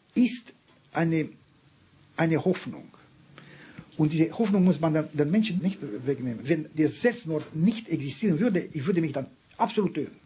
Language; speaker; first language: German; non-native, fluent; Romanian